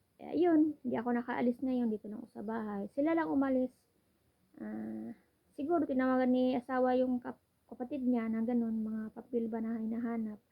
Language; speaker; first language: Filipino; non-native, local second language; Cebuano